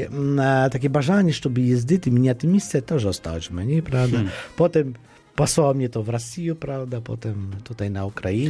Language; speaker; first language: Polish; non-native, fluent; Ukrainian